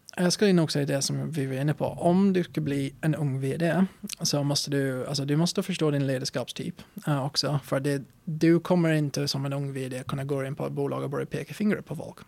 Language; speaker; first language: Swedish; non-native, fluent; English